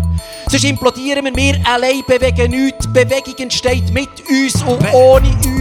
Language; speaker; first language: German; native; German